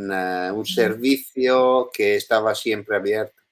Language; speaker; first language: Spanish; non-native, learner; Italian